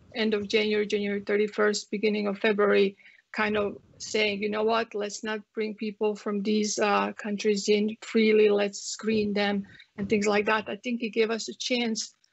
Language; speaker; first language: English; non-native, fluent; Croatian